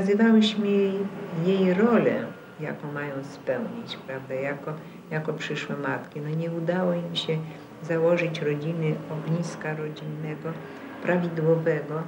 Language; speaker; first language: Polish; native; Polish